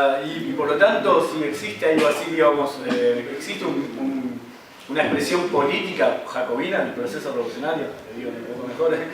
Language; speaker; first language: Spanish; native; Spanish